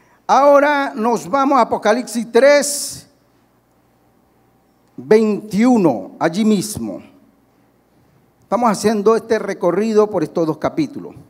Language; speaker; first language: Spanish; native; Spanish